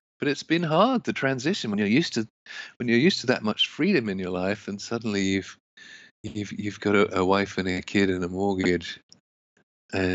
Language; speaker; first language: English; native; English